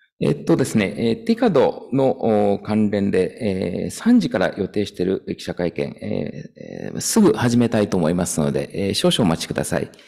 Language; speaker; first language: Japanese; native; Japanese